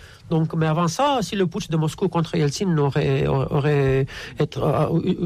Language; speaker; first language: French; non-native, fluent; Romanian